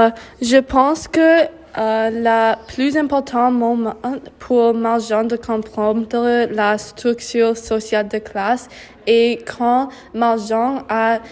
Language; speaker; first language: French; non-native, learner; English